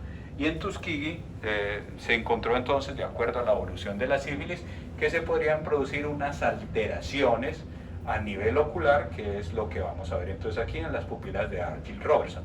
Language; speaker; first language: Spanish; native; Spanish